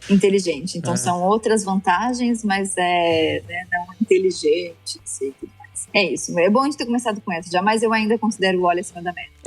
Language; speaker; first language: Portuguese; native; Portuguese